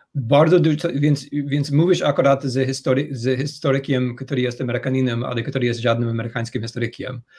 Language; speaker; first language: Polish; non-native, fluent; English